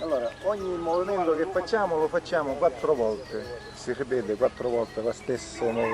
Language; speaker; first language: Italian; native; Italian